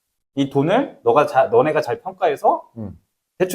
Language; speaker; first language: Korean; native; Korean